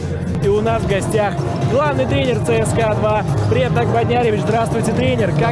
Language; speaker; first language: Russian; native; Russian